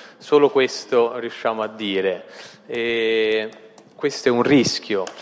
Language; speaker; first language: Italian; native; Italian